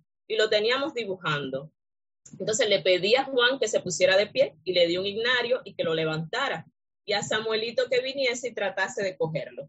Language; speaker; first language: Spanish; native; Spanish